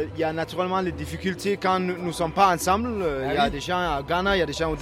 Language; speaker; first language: French; non-native, learner; Danish